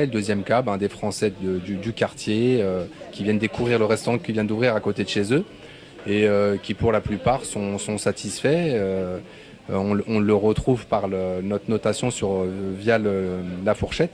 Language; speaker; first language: French; native; French